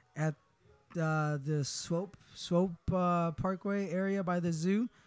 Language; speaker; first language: English; early bilingual, other home language; Spanish